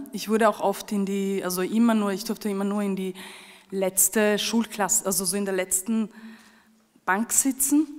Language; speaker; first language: German; early bilingual, other home language; Romany